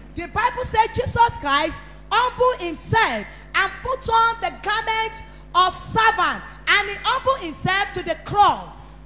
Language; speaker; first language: English; non-native, local second language; Yoruba